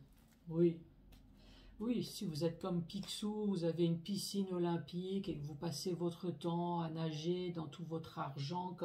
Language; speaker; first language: French; native; French